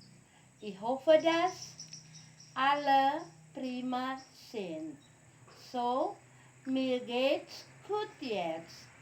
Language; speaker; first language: German; non-native, learner; Indonesian